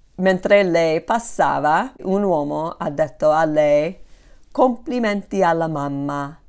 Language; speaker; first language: Italian; non-native, fluent; English